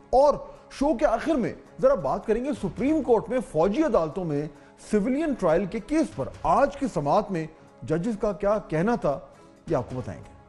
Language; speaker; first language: Urdu; native; Urdu